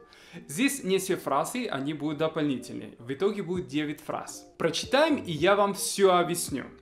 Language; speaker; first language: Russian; non-native, fluent; Spanish